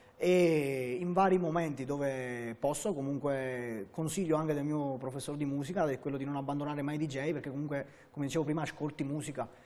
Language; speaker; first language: Italian; native; Italian